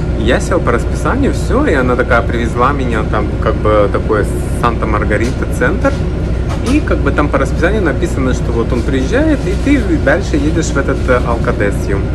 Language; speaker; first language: Russian; native; Russian